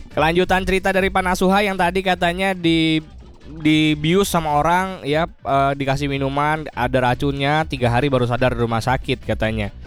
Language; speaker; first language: Indonesian; native; Indonesian